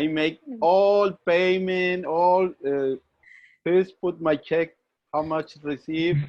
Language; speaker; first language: English; non-native, learner; Spanish